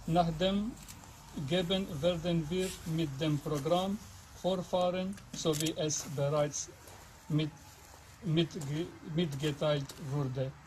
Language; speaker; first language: German; non-native, fluent; Albanian